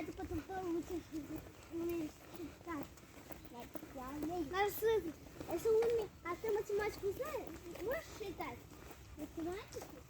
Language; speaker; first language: Russian; early bilingual, other home language; Tajik